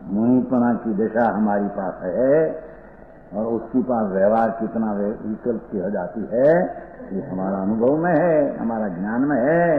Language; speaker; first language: Hindi; non-native, local second language; Gujarati